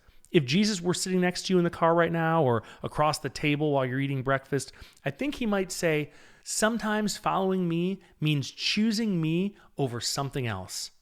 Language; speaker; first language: English; native; English